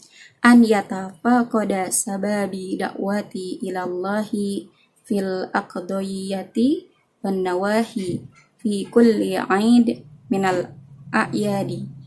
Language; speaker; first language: Arabic; non-native, fluent; Indonesian